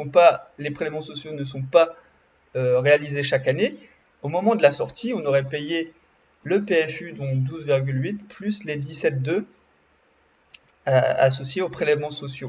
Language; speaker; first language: French; native; French